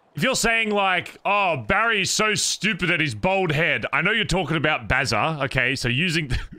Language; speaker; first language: English; native; English